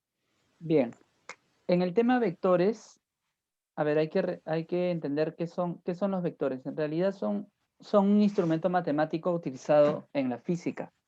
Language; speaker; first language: Spanish; native; Spanish